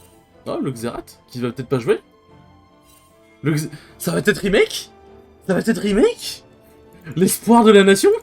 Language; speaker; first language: French; native; French